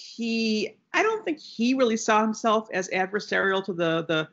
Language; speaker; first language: English; native; English